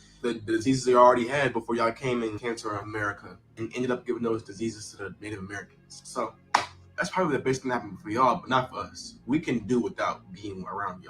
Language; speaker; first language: English; native; English